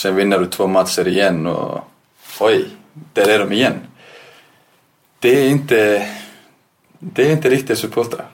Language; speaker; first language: Swedish; non-native, fluent; Icelandic